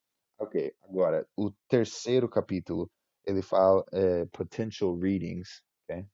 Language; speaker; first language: Portuguese; non-native, fluent; English